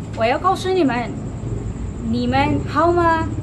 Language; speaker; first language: Chinese; non-native, learner; Indonesian